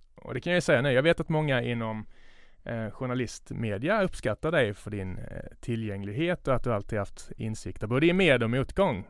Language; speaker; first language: Swedish; native; Swedish